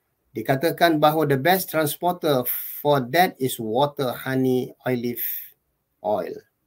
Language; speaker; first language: English; non-native, local second language; Malay